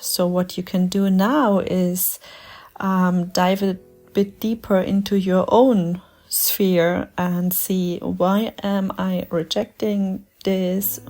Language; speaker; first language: English; non-native, fluent; German